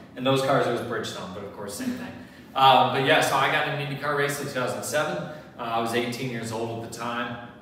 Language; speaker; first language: English; native; English